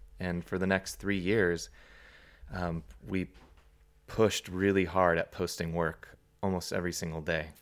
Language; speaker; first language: English; native; English